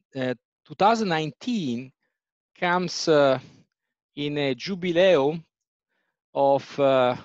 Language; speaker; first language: English; non-native, fluent; Italian